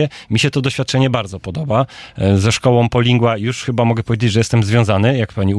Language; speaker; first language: Polish; native; Polish